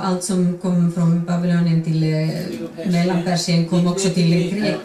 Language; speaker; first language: Swedish; non-native, fluent; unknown